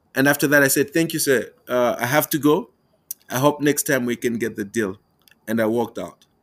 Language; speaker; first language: English; non-native, local second language; Tumbuka